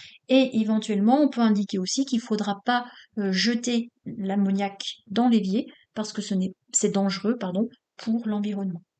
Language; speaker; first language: French; native; French